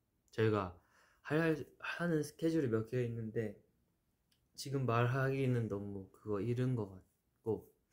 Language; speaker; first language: Korean; early bilingual, heritage; Korean